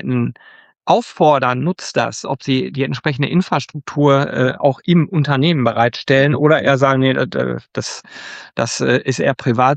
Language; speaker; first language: German; native; German